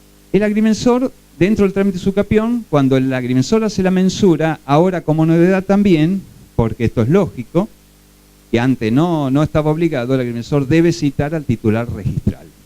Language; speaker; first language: Spanish; native; Spanish